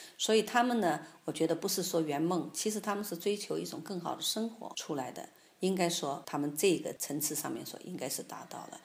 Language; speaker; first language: Chinese; native; Chinese